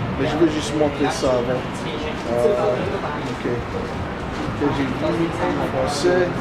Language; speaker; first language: French; non-native, learner; English